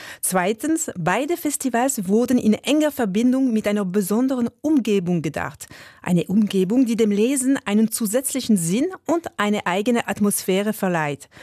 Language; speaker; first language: German; non-native, local second language; French